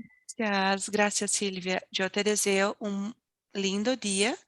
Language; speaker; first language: Spanish; non-native, fluent; Portuguese